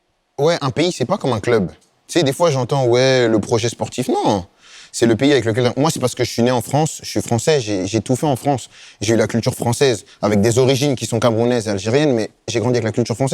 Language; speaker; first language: French; native; French